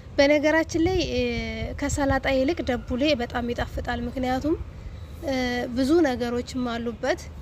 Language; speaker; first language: Amharic; native; Amharic